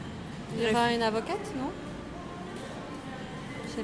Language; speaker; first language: French; native; French